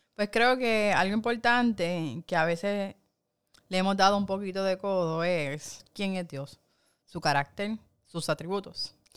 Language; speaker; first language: Spanish; early bilingual, heritage; Spanish